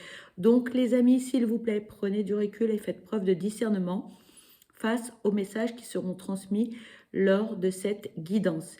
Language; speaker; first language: French; native; French